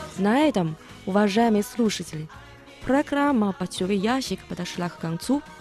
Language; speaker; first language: Russian; non-native, fluent; Chinese